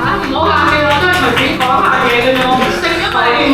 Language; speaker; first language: Cantonese; native; Cantonese